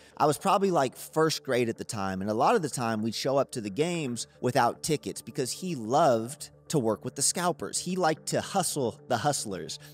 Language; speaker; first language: English; native; English